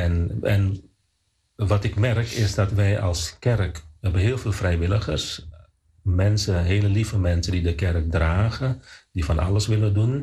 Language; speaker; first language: Dutch; non-native, fluent; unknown